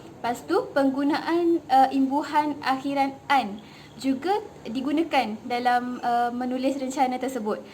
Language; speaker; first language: Malay; native; Malay